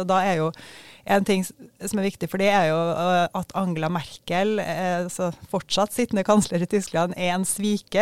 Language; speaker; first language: Norwegian; native; Norwegian